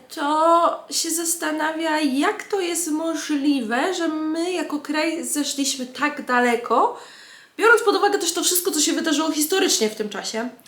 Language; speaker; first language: Polish; native; Polish